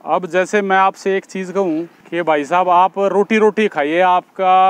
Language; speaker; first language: Hindi; native; Hindi